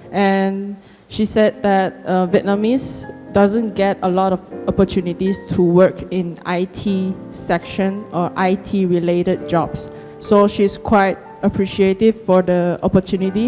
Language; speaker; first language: English; non-native, fluent; Chinese